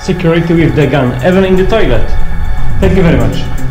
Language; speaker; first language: English; non-native, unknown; Polish